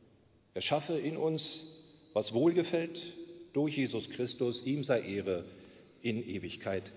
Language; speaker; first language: German; native; German